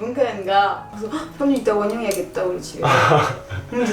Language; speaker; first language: Korean; non-native, learner; French